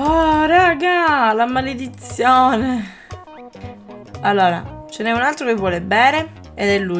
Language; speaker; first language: Italian; native; Italian